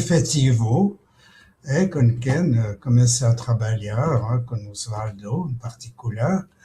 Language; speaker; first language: Portuguese; non-native, fluent; French